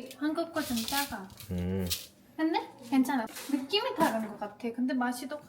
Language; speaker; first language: Korean; non-native, learner; Turkish